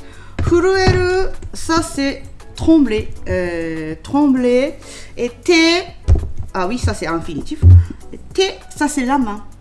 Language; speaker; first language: French; non-native, learner; Japanese